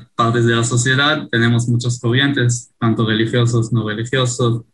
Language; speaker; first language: Spanish; non-native, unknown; Hebrew